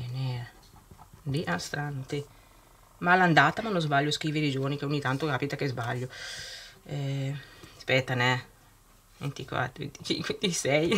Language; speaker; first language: Italian; native; Italian